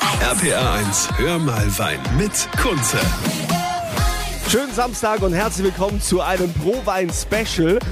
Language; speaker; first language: German; native; German